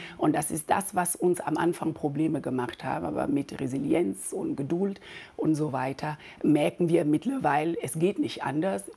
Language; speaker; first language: German; non-native, fluent; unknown